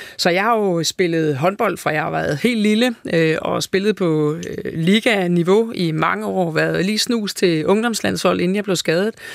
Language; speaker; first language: Danish; native; Danish